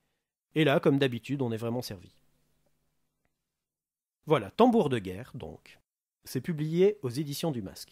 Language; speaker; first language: French; native; French